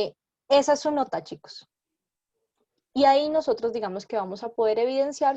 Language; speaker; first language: Spanish; native; Spanish